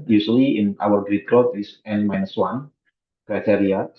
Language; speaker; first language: English; non-native, fluent; Indonesian